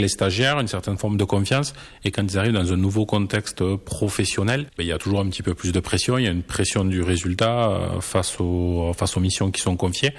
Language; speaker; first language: French; native; French